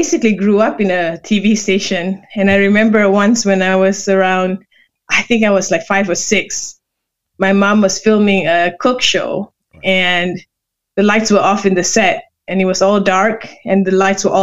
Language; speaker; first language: English; non-native, local second language; Malay